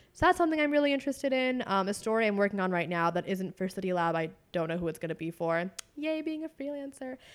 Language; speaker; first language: English; native; English